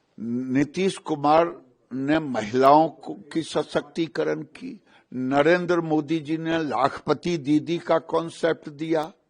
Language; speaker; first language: Hindi; native; Hindi